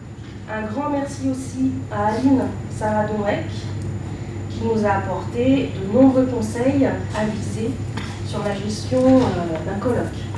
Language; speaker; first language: French; native; French